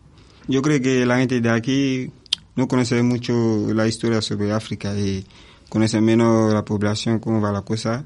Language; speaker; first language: Spanish; non-native, fluent; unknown